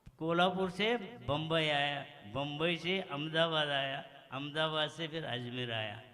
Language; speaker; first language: Hindi; non-native, local second language; Kannada